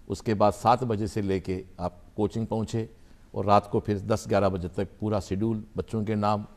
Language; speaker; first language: Hindi; native; Hindi